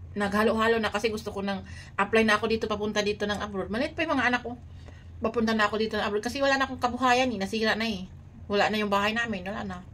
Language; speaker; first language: Filipino; native; Filipino